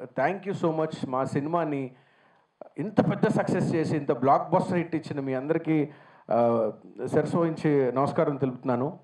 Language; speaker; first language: Telugu; native; Telugu